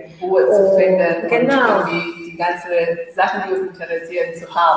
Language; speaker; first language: German; non-native, fluent; Spanish